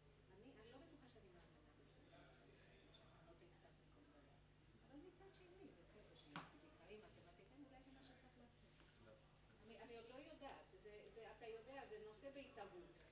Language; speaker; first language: Hebrew; native; Hebrew